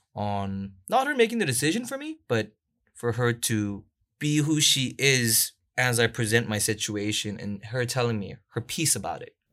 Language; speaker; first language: English; non-native, local second language; Korean